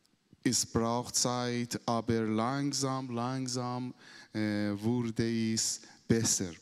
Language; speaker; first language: German; non-native, learner; Persian